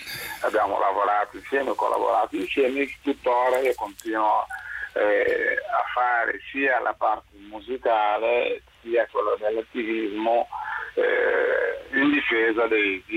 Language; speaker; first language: Italian; non-native, fluent; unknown